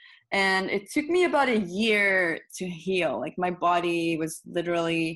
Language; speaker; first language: English; non-native, fluent; Dutch